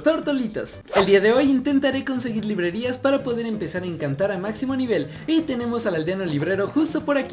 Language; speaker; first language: Spanish; native; Spanish